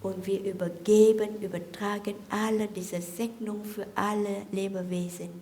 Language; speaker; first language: German; non-native, fluent; Vietnamese